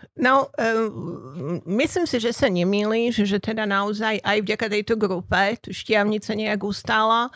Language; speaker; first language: Slovak; native; Slovak